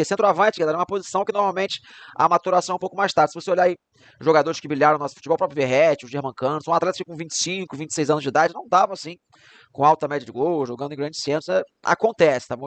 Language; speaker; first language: Portuguese; native; Portuguese